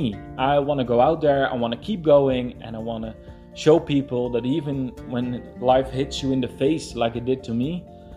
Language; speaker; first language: English; non-native, fluent; Dutch